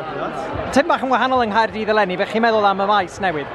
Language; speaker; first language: Welsh; non-native, fluent; English